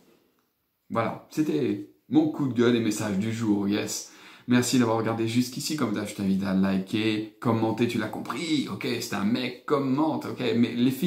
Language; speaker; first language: French; native; French